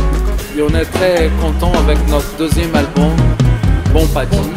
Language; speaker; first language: French; non-native, fluent; Portuguese